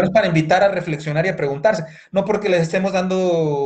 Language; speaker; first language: Spanish; native; Spanish